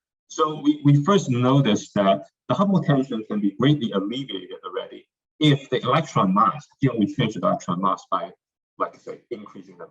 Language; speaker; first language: English; non-native, fluent; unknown